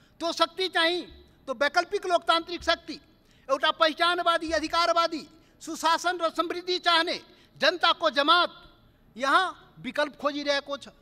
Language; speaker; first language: Nepali; non-native, local second language; Maithili